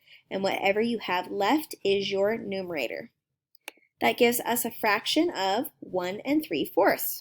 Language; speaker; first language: English; native; English